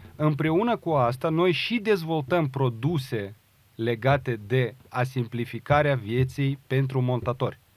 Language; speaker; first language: Romanian; non-native, local second language; Russian